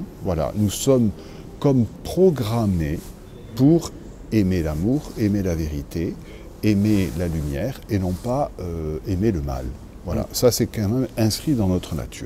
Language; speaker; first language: French; native; French